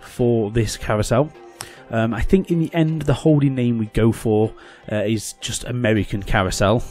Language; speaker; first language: English; native; English